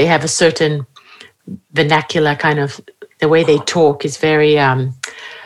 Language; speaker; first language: English; native; English